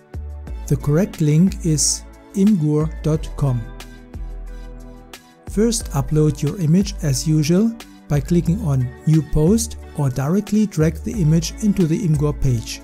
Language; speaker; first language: English; non-native, fluent; German